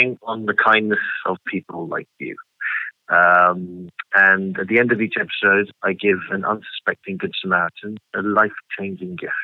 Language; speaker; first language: English; native; English